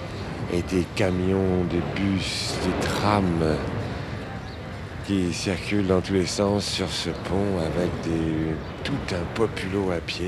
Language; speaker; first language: French; native; French